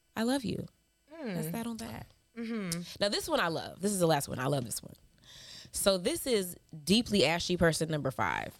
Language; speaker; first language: English; early bilingual, other home language; Yoruba